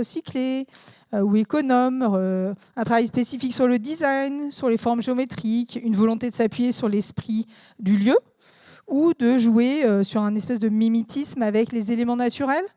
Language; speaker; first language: French; native; French